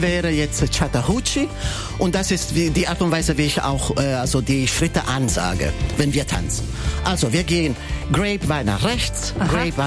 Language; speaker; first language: German; non-native, fluent; Italian